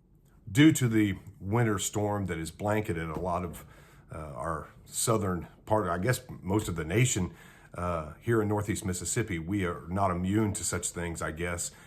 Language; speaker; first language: English; native; English